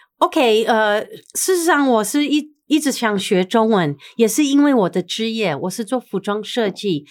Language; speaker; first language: Chinese; non-native, fluent; English